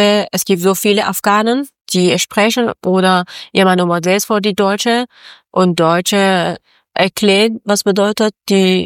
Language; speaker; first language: German; non-native, learner; Persian